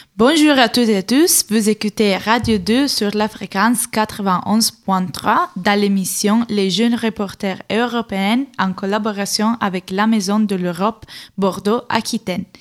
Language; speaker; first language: French; non-native, fluent; Italian